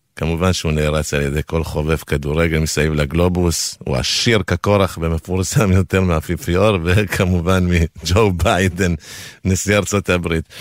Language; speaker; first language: Hebrew; non-native, fluent; Spanish